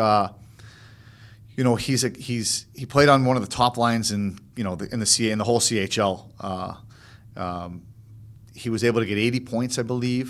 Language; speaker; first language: English; native; English